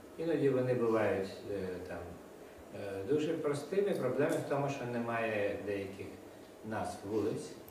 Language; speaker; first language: Ukrainian; non-native, local second language; Russian